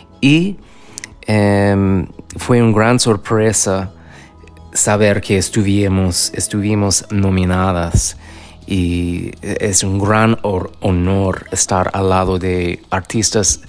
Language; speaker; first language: Spanish; non-native, fluent; English